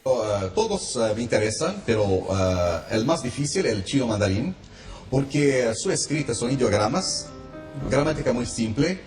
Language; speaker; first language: Spanish; non-native, fluent; Arabic